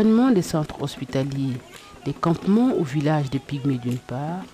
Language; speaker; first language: French; non-native, local second language; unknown